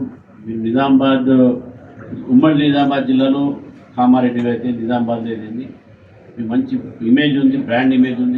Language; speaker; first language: Telugu; native; Telugu